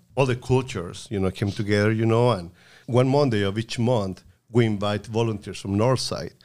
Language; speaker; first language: English; non-native, fluent; Spanish